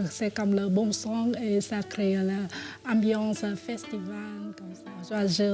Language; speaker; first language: French; non-native, fluent; Vietnamese